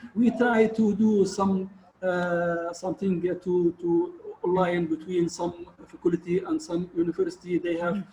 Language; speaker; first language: English; non-native, learner; Arabic